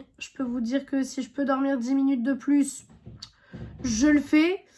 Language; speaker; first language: French; native; French